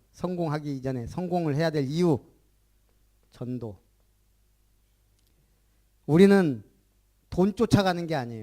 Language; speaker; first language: Korean; native; Korean